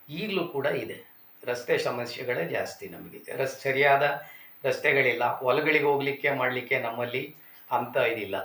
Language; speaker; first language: Kannada; native; Kannada